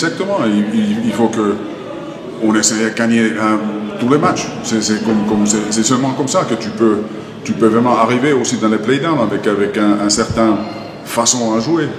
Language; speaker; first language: French; non-native, fluent; Finnish